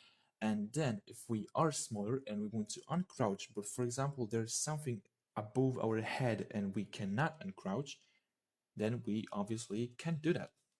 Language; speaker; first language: English; non-native, fluent; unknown